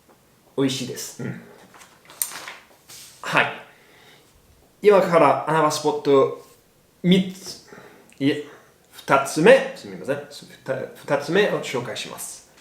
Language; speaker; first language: Japanese; non-native, learner; English